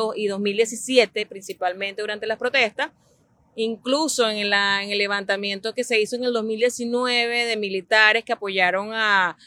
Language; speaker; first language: Spanish; native; Spanish